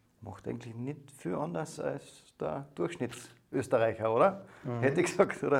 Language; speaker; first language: German; native; German